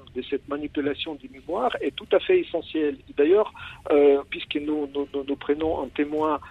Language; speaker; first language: French; non-native, fluent; Ukrainian